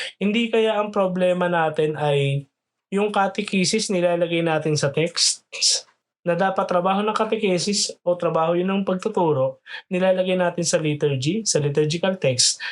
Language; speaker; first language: Filipino; native; Filipino